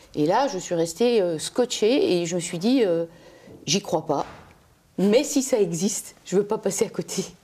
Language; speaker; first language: French; native; French